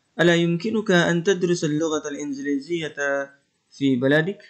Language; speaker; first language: Arabic; non-native, fluent; Indonesian